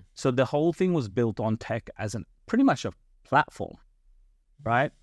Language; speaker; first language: English; non-native, local second language; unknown